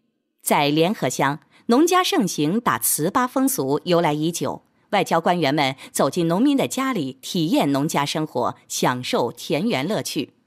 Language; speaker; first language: Chinese; native; Chinese